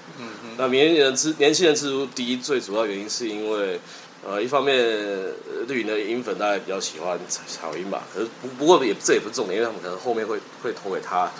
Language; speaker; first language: Chinese; native; Chinese